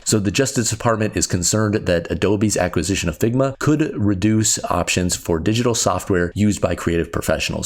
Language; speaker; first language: English; native; English